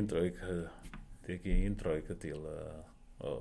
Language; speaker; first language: Danish; non-native, fluent; Portuguese